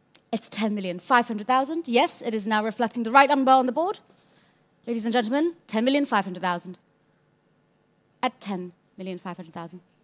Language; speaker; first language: English; non-native, local second language; Cantonese